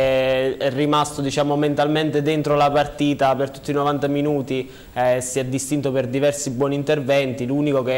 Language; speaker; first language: Italian; native; Italian